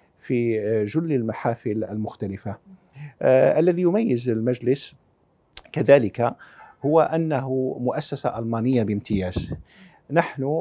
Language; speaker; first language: Arabic; early bilingual, heritage; Arabic